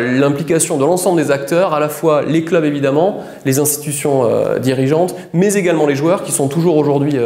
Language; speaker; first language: French; native; French